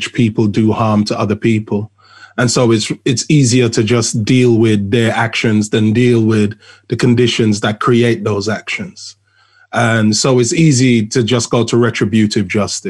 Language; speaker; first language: English; native; English